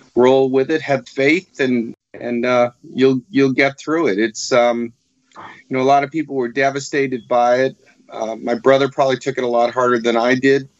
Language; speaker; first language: English; native; English